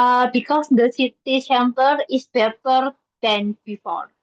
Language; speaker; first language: English; non-native, learner; Indonesian